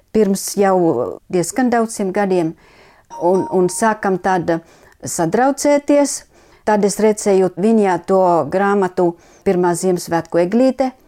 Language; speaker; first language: Latvian; non-native, fluent; Finnish